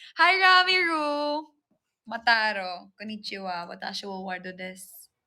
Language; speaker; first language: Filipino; non-native, local second language; Waray